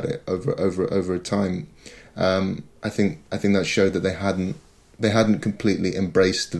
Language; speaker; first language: English; native; English